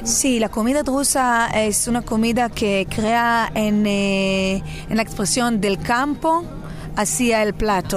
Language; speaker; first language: Spanish; non-native, fluent; Hebrew